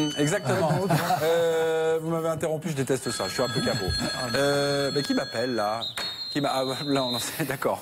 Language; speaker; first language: French; native; French